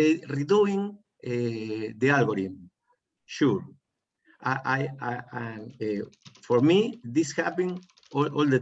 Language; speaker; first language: English; non-native, learner; Spanish